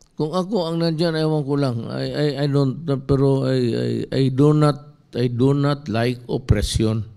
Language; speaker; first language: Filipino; non-native, local second language; Cebuano